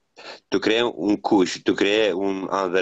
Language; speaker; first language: French; non-native, learner; Italian